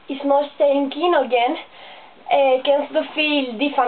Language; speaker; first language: German; non-native, learner; Spanish